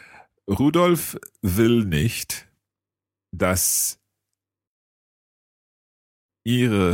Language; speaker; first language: German; non-native, learner; English